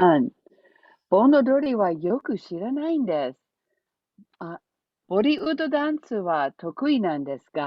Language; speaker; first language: Japanese; non-native, learner; English